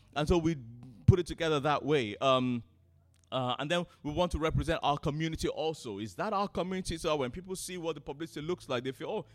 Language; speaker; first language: English; non-native, local second language; Yoruba